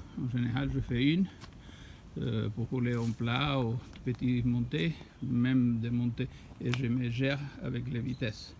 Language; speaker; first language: French; non-native, fluent; Spanish